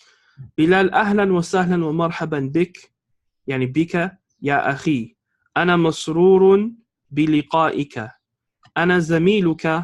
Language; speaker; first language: Arabic; non-native, fluent; English